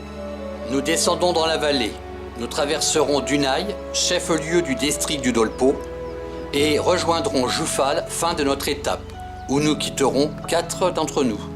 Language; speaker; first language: French; native; French